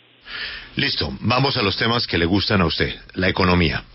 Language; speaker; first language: Spanish; native; Spanish